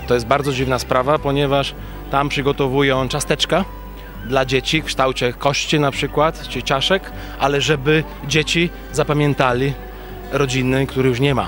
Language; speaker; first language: Polish; non-native, fluent; Italian